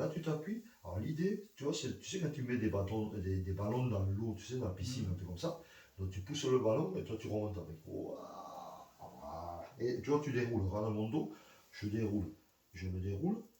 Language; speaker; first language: French; native; French